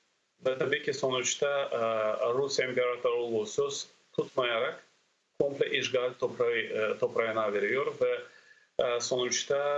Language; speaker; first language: Turkish; non-native, fluent; Ukrainian